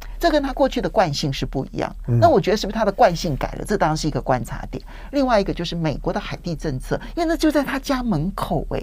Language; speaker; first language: Chinese; native; Chinese